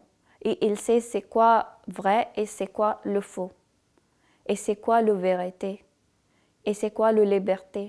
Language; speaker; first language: French; non-native, learner; Persian